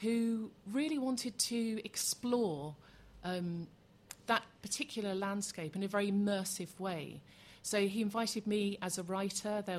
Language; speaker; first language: English; native; English